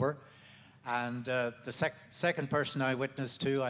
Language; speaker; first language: English; native; English